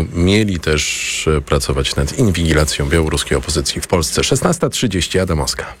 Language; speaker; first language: Polish; native; Polish